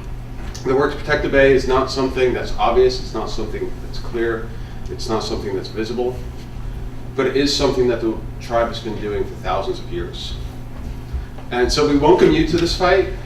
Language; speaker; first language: English; native; English